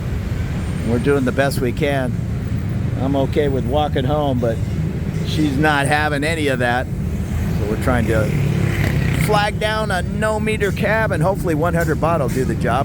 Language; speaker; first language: English; native; English